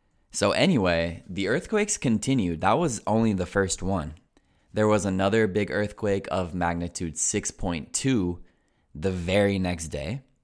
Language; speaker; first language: English; native; English